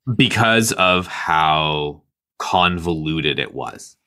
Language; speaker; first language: English; native; English